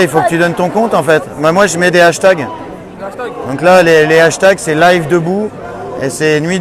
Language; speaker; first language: French; native; French